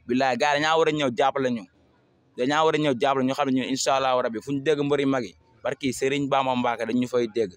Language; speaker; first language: Wolof; native; Wolof